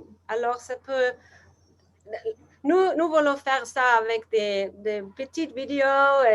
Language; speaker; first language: French; non-native, learner; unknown